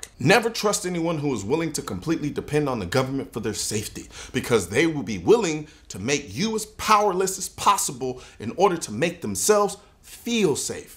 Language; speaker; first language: English; native; English